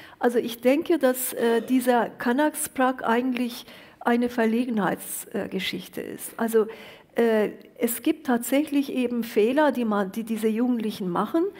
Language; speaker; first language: German; early bilingual, other home language; Turkish